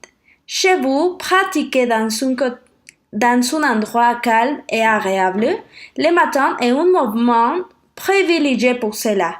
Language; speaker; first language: French; non-native, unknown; Spanish